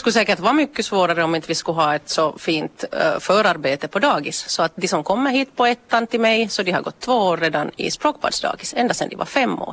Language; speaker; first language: Swedish; native; Swedish